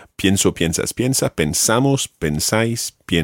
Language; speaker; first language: Spanish; non-native, fluent; English